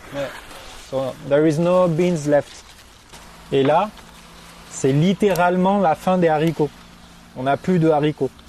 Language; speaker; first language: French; native; French